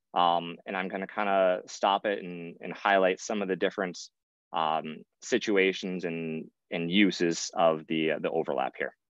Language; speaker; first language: English; native; English